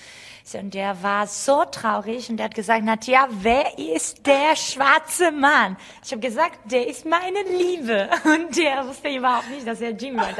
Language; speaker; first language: German; non-native, fluent; Georgian